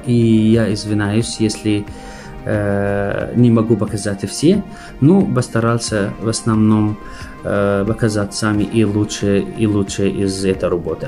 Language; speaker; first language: Russian; non-native, fluent; Arabic